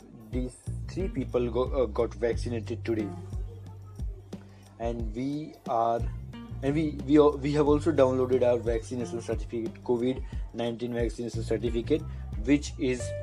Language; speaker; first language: English; non-native, local second language; Hindi